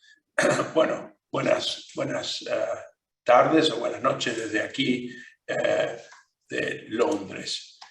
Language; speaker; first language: Spanish; native; Spanish